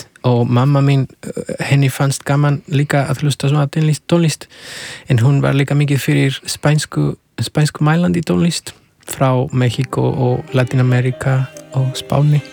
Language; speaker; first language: Icelandic; non-native, fluent; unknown